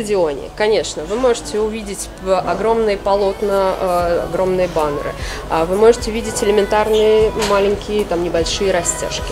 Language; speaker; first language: Russian; native; Russian